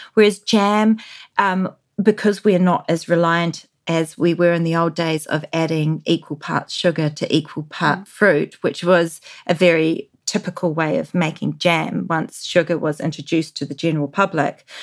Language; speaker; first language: English; native; English